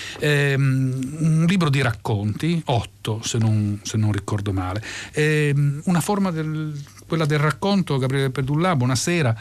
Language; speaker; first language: Italian; native; Italian